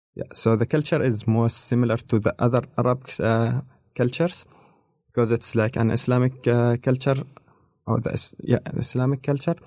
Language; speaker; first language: English; non-native, learner; Arabic